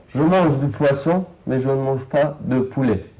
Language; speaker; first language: French; non-native, learner; Turkish